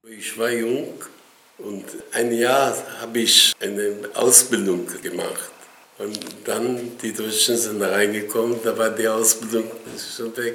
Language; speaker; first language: German; non-native, learner; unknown